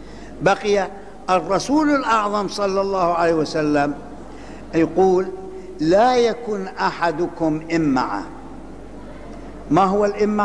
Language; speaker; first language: Arabic; native; Arabic